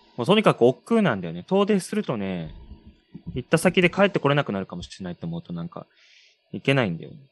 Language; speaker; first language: Japanese; native; Japanese